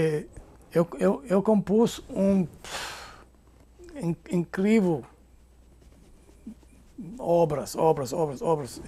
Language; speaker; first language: Portuguese; non-native, fluent; English